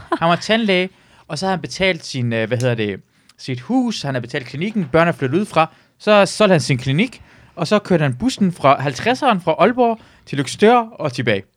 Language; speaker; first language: Danish; early bilingual, other home language; Persian